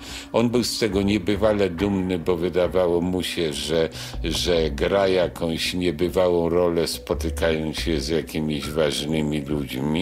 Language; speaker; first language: Polish; native; Polish